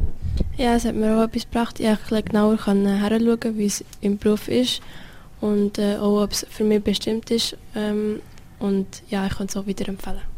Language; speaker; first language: German; non-native, learner; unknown